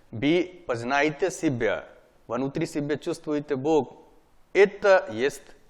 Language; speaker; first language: Russian; non-native, learner; Hindi